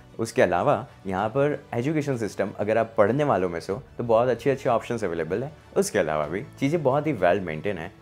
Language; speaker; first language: Hindi; native; Hindi